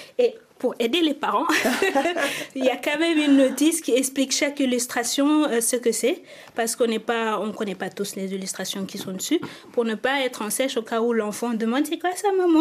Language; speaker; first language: French; non-native, local second language; Wolof